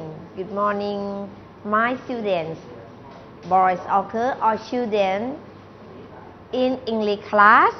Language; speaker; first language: English; non-native, learner; Thai